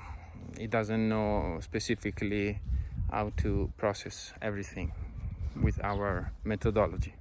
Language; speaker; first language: English; non-native, fluent; Italian